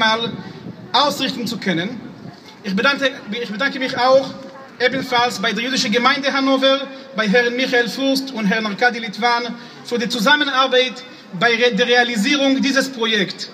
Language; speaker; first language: German; non-native, fluent; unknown